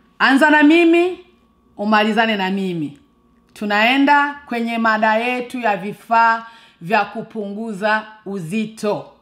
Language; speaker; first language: Swahili; non-native, local second language; Rundi